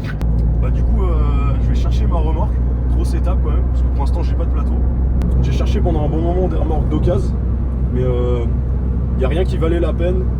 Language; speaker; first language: French; native; French